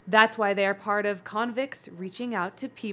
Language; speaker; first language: English; native; English